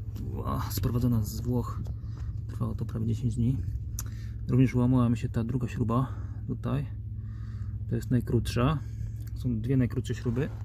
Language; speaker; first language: Polish; native; Polish